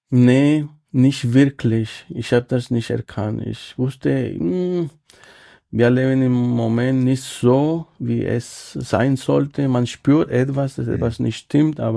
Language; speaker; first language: German; non-native, fluent; Spanish